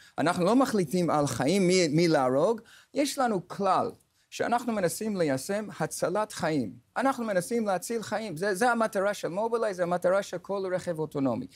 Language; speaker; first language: Hebrew; non-native, fluent; English